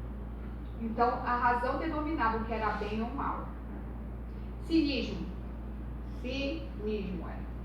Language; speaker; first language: Portuguese; native; Portuguese